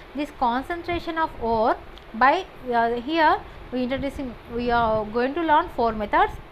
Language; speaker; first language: English; non-native, local second language; Telugu